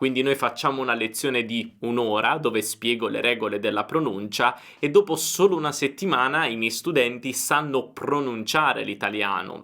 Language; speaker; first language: Italian; native; Italian